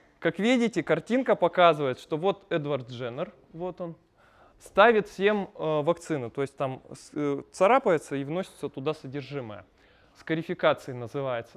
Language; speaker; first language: Russian; native; Russian